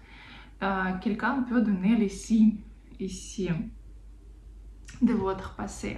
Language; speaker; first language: French; non-native, fluent; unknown